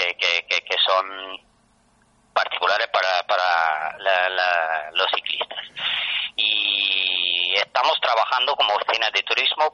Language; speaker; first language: Spanish; non-native, fluent; Italian